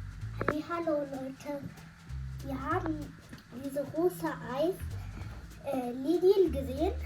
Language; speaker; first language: German; non-native, learner; Tamil